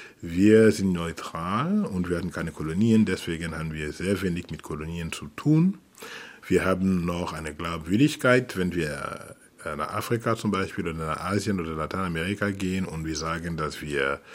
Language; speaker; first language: German; non-native, fluent; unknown